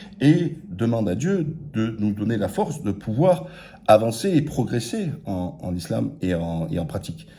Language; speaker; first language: French; native; French